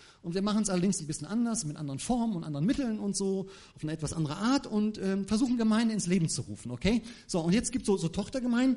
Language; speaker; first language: German; native; German